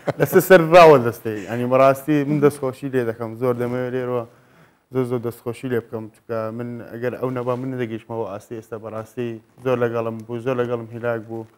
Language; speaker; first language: Central Kurdish; native; Central Kurdish